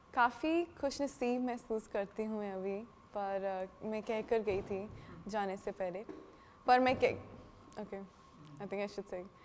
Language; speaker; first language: Hindi; non-native, local second language; Punjabi